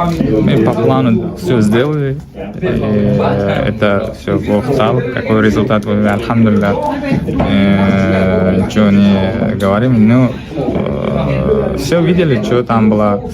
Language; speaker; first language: Russian; non-native, fluent; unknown